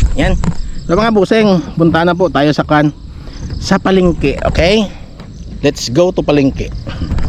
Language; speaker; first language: Filipino; non-native, local second language; Hiligaynon